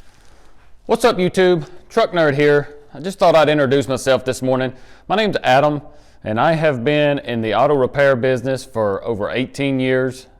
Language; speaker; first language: English; native; English